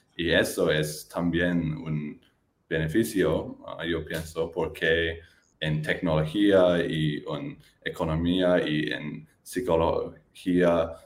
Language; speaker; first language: Spanish; non-native, learner; English